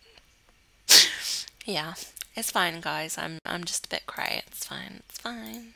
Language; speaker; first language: English; native; English